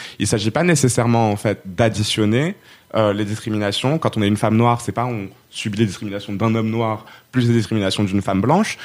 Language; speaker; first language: French; non-native, local second language; Arabic